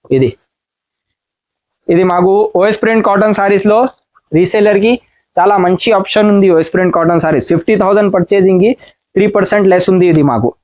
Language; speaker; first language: Telugu; non-native, learner; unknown